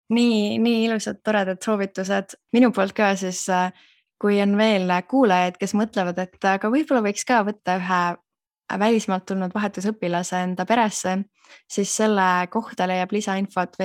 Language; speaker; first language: Estonian; native; Estonian